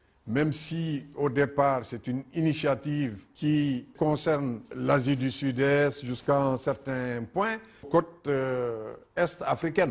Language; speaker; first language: French; non-native, local second language; Wolof